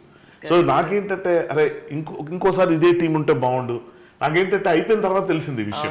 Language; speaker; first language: Telugu; native; Telugu